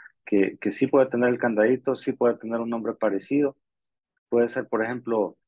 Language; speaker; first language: Spanish; native; Spanish